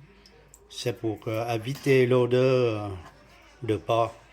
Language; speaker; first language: French; non-native, fluent; Vietnamese